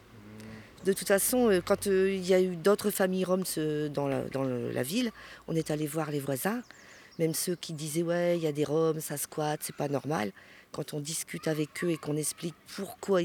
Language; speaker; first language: French; native; French